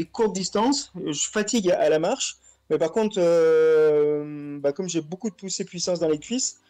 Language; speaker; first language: French; native; French